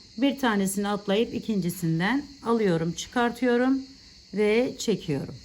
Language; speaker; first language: Turkish; native; Turkish